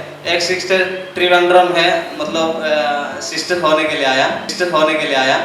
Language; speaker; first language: Hindi; non-native, local second language; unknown